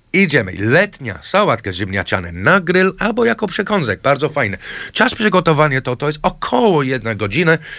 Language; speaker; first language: Polish; non-native, fluent; English